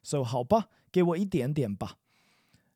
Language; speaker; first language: Chinese; non-native, fluent; English